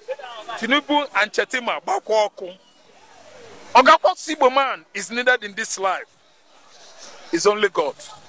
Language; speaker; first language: English; non-native, local second language; Igbo